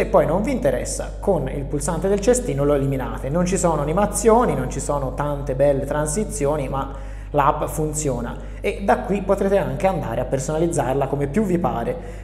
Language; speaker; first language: Italian; native; Italian